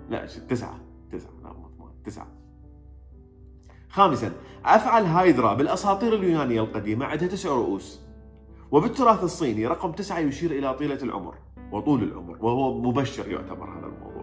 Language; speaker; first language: Arabic; native; Arabic